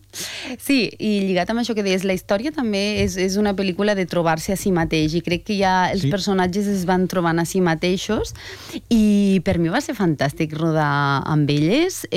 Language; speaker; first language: Catalan; native; Catalan